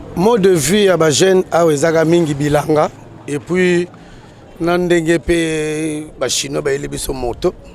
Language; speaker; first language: Lingala; non-native, local second language; Kongo